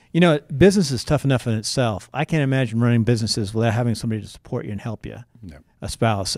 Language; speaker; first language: English; native; English